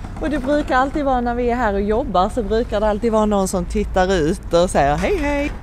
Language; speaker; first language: Swedish; native; Swedish